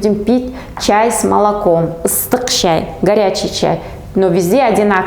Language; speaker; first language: Russian; non-native, local second language; Kazakh